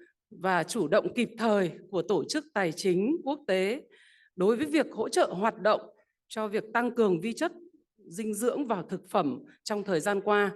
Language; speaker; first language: Vietnamese; native; Vietnamese